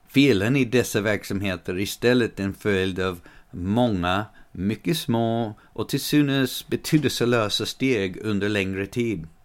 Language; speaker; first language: Swedish; non-native, fluent; English